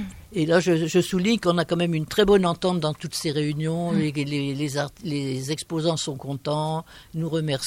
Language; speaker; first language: French; native; French